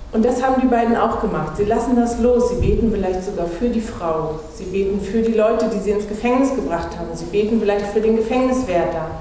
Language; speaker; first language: German; native; German